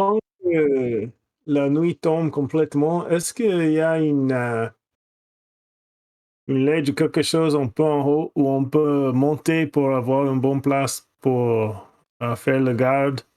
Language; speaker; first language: French; non-native, fluent; English